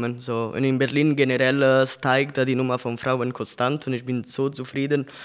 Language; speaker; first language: German; non-native, learner; Italian